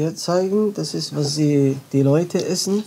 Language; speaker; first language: German; non-native, learner; Arabic